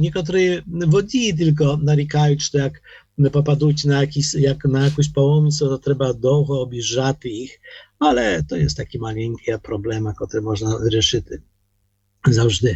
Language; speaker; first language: Polish; non-native, learner; Ukrainian